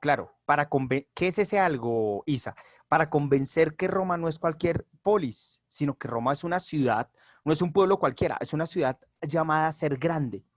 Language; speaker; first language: Spanish; native; Spanish